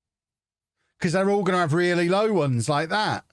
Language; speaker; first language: English; native; English